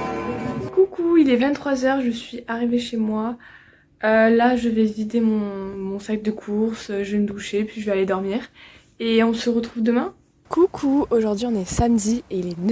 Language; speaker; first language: French; native; French